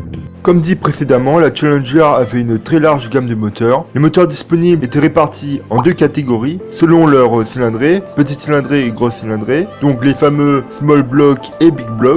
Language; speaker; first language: French; native; French